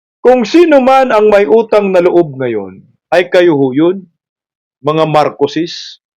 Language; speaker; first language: Filipino; non-native, local second language; Cebuano